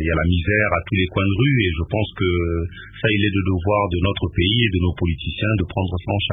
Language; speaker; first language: French; non-native, local second language; Lingala